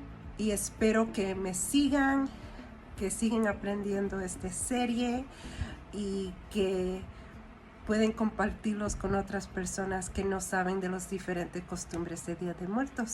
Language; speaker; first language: Spanish; early bilingual, heritage; Spanish